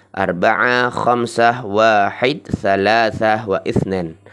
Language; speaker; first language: Arabic; non-native, learner; Indonesian